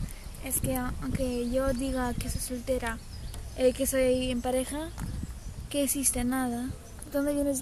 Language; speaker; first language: Spanish; non-native, fluent; Bulgarian